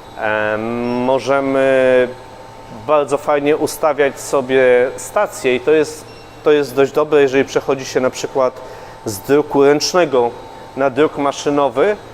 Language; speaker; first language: Polish; native; Polish